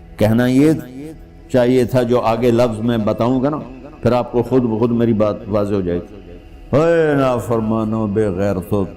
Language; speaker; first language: Urdu; non-native, local second language; Punjabi